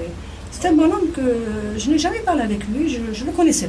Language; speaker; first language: French; non-native, local second language; Kabyle